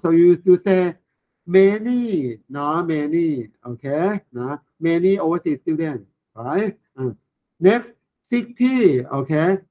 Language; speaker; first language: English; non-native, fluent; Thai